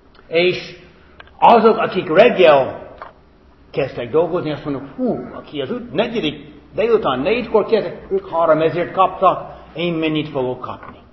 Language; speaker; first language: Hungarian; non-native, fluent; English